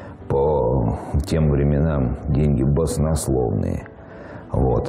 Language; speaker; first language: Russian; native; Russian